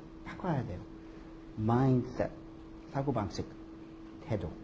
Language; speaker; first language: Korean; non-native, learner; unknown